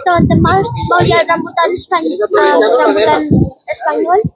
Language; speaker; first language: Indonesian; non-native, learner; Spanish